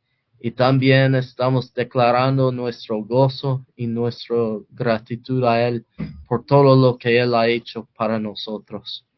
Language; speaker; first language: Spanish; non-native, fluent; English